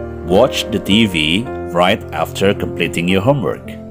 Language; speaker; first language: English; non-native, fluent; Indonesian